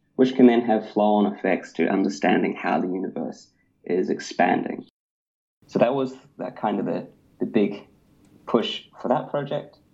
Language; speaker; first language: English; native; English